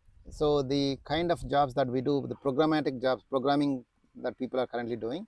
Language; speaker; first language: English; non-native, local second language; Telugu